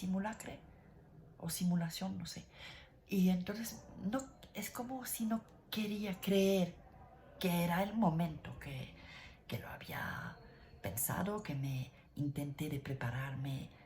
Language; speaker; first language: Spanish; non-native, learner; French